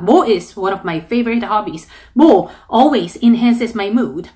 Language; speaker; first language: English; non-native, fluent; Korean